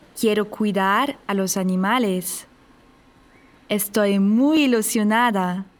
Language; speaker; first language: Spanish; non-native, fluent; German